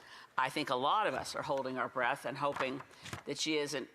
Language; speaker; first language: English; native; English